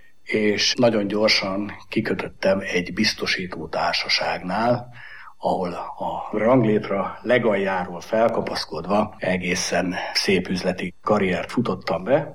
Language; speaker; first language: Hungarian; native; Hungarian